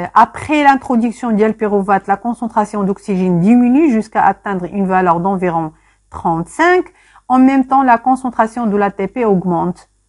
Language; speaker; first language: French; non-native, local second language; Arabic